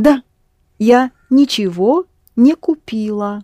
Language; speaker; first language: Russian; non-native, fluent; English